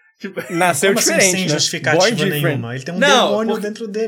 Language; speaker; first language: Portuguese; native; Portuguese